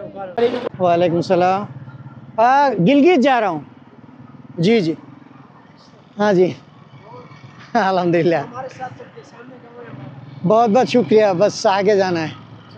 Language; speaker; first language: Hindi; non-native, fluent; Bangla